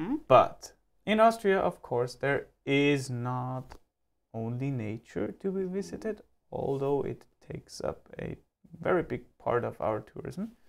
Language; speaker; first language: English; non-native, fluent; German